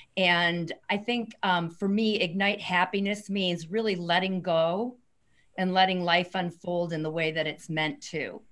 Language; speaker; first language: English; native; English